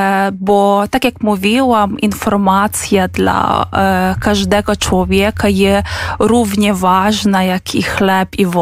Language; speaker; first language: Polish; non-native, fluent; Ukrainian